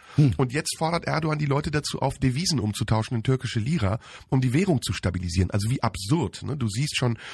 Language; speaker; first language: German; early bilingual, other home language; Turkish